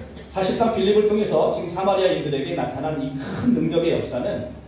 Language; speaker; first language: Korean; native; Korean